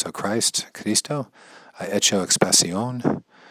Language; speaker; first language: Spanish; non-native, learner; English